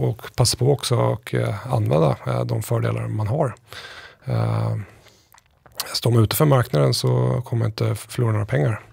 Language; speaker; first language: Swedish; native; Swedish